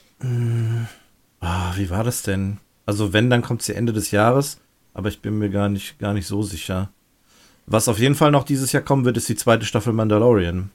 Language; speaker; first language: German; native; German